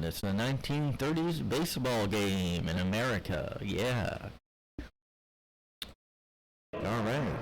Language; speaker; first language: English; native; English